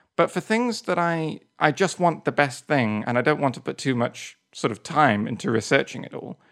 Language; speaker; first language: English; native; English